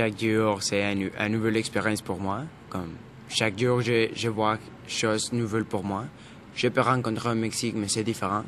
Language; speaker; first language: French; non-native, learner; Spanish